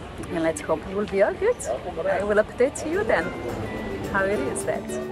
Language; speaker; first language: English; non-native, fluent; Portuguese